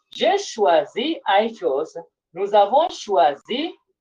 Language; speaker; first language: French; non-native, fluent; Swahili